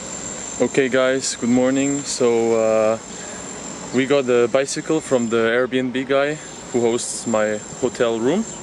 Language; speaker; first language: English; non-native, fluent; Portuguese